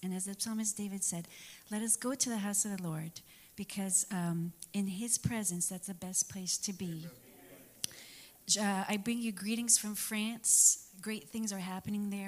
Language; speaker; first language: English; early bilingual, other home language; French